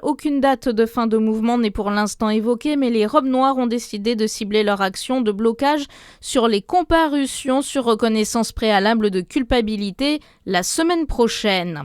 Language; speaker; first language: French; native; French